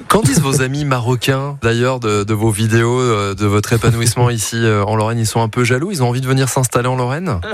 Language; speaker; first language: French; native; French